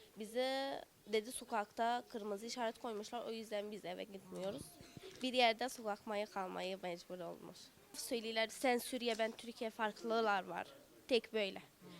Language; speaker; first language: Turkish; early bilingual, other home language; Arabic